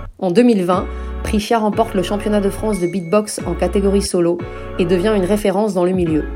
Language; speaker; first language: French; native; French